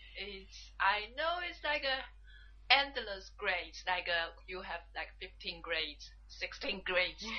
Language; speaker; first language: English; non-native, learner; Chinese